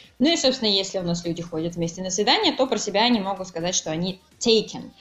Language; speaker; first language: Russian; native; Russian